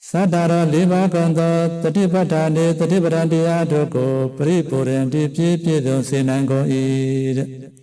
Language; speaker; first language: Burmese; native; Burmese